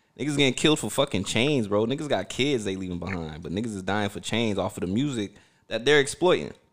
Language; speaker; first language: English; early bilingual, other home language; Haitian Creole